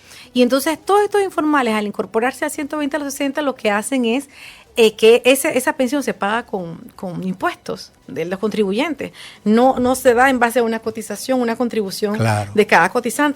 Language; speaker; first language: Spanish; native; Spanish